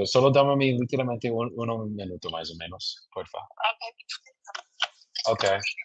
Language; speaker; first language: Spanish; non-native, learner; English